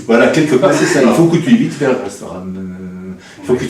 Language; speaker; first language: French; native; French